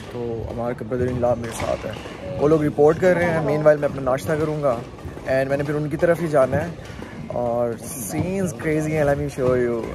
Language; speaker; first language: Urdu; native; Urdu